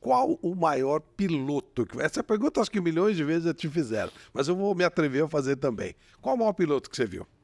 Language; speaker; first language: Portuguese; native; Portuguese